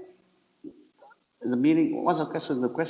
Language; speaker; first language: English; non-native, learner; Vietnamese